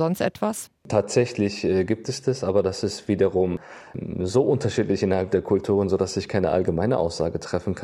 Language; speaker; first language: German; native; German